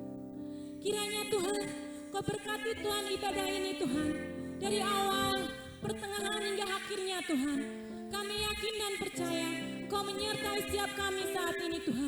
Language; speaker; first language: Indonesian; native; Indonesian